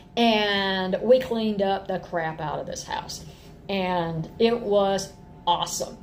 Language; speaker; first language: English; native; English